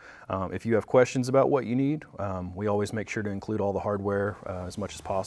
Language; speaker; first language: English; native; English